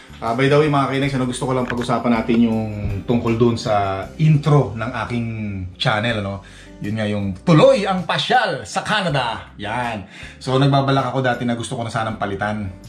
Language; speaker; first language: Filipino; native; Filipino